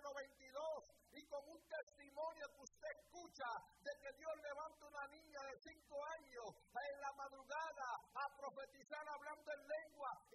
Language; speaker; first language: Spanish; early bilingual, heritage; Spanish